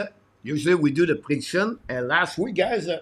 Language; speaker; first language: English; non-native, fluent; French